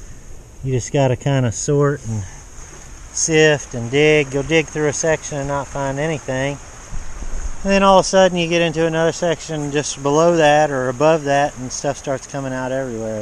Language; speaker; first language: English; native; English